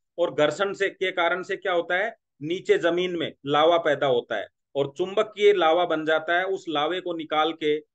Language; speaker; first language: Hindi; non-native, local second language; Marathi